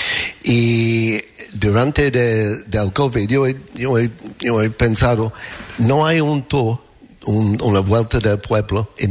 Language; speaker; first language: Spanish; non-native, learner; English